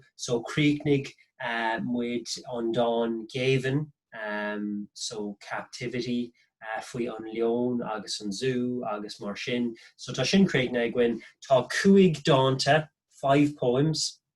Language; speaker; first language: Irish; non-native, local second language; English